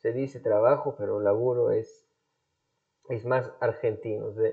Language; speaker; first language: Spanish; non-native, fluent; Hebrew